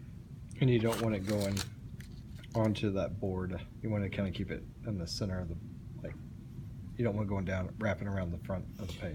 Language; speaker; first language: English; native; English